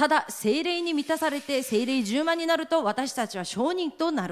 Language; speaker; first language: Japanese; non-native, fluent; Korean